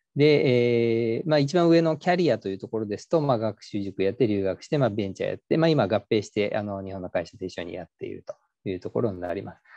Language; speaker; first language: Japanese; native; Japanese